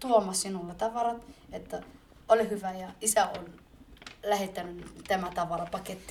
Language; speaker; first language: Finnish; early bilingual, other home language; Somali